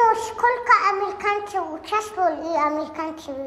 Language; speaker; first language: Russian; non-native, local second language; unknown